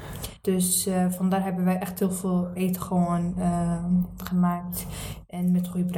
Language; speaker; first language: Dutch; early bilingual, other home language; Arabic